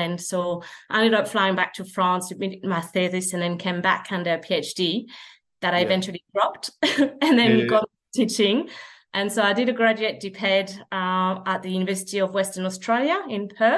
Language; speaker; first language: English; non-native, fluent; French